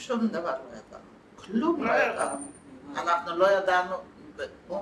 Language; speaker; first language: Hebrew; non-native, fluent; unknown